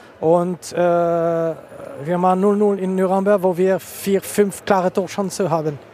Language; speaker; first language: German; non-native, local second language; French